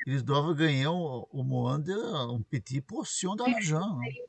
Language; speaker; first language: French; non-native, learner; Portuguese